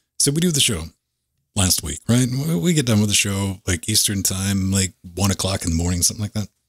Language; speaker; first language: English; native; English